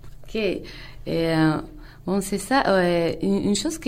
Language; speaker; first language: French; non-native, fluent; Spanish